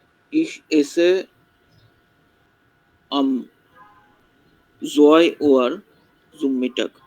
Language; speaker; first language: German; non-native, learner; Bangla